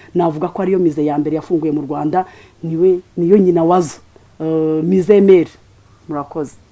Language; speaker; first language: Kinyarwanda; native; Kinyarwanda